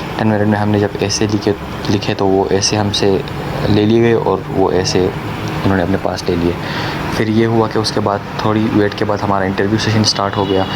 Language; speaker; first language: Urdu; non-native, local second language; Khowar